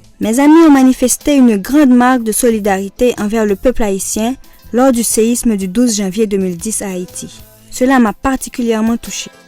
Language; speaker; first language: French; non-native, local second language; Haitian Creole